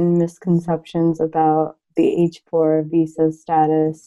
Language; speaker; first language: English; native; English